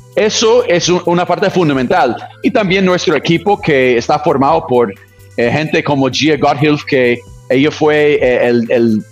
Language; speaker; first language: Spanish; non-native, fluent; English